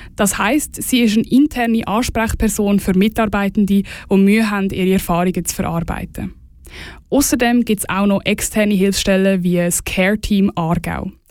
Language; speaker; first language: German; native; German